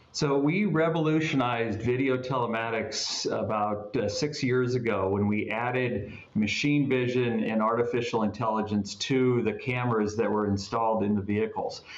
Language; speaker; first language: English; native; English